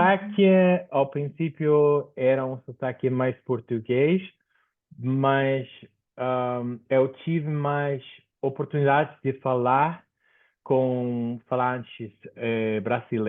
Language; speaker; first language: Portuguese; non-native, fluent; Spanish